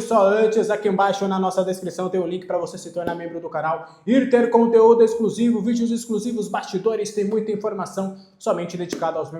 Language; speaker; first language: Portuguese; native; Portuguese